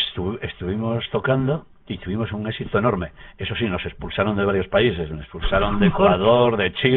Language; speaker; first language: Spanish; native; Spanish